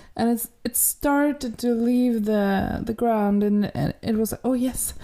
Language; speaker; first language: English; non-native, fluent; Norwegian